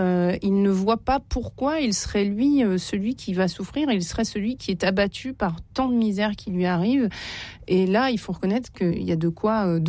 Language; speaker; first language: French; native; French